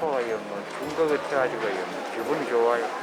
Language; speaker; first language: Korean; native; Korean